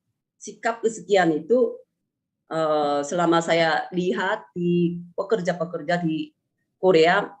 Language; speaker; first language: Indonesian; non-native, fluent; Korean